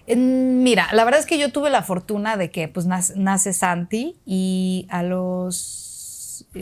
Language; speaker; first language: Spanish; early bilingual, other home language; Russian